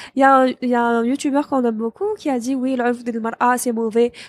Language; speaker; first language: French; non-native, local second language; Arabic